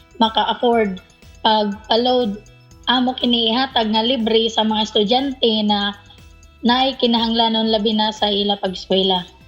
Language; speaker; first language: Cebuano; native; Cebuano